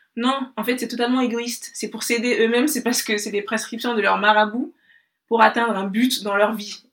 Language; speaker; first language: French; non-native, local second language; Bambara